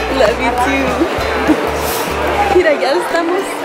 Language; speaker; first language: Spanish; early bilingual, heritage; Spanish